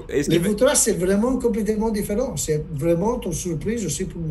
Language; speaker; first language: French; non-native, learner; Italian